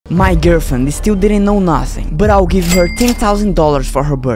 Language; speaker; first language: English; non-native, fluent; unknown